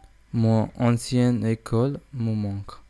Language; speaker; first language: French; non-native, learner; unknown